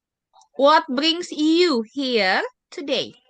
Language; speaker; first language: English; non-native, fluent; Indonesian